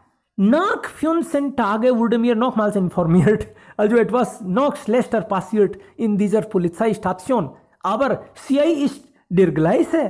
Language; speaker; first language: German; non-native, fluent; Hindi